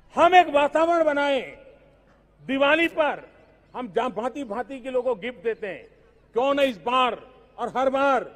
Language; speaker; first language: Hindi; non-native, local second language; Gujarati